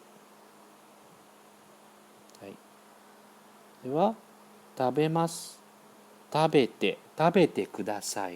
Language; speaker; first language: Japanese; non-native, fluent; Vietnamese